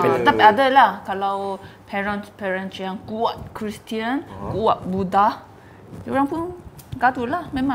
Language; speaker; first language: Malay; non-native, fluent; Korean